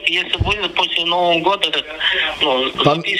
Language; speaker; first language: Russian; non-native, local second language; Turkmen